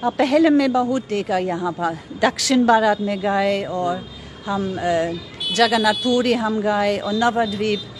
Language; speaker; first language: Hindi; non-native, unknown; German